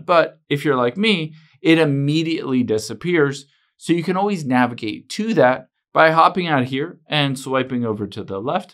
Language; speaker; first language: English; native; English